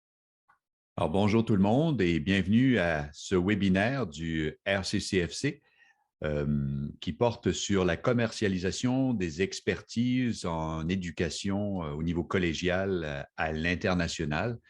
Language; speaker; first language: French; native; French